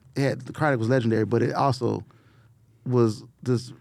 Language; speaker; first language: English; native; English